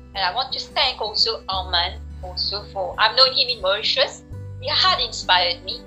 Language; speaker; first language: English; non-native, fluent; French